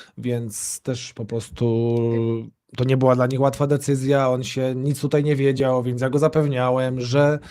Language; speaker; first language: Polish; native; Polish